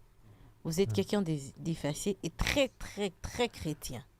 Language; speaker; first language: French; non-native, local second language; Lingala